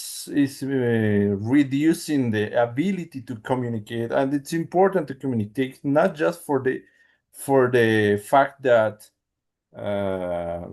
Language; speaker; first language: English; non-native, learner; Spanish